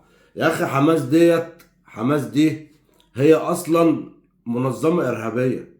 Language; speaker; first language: Arabic; native; Arabic